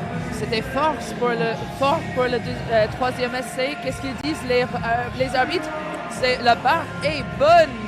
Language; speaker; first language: French; non-native, learner; English